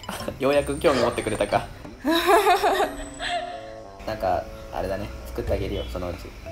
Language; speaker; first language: Japanese; native; Japanese